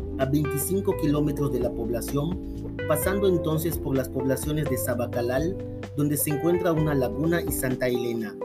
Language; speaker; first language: Spanish; native; Spanish